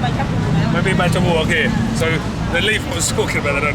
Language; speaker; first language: English; native; English